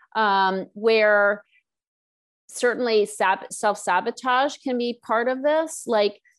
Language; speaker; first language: English; native; English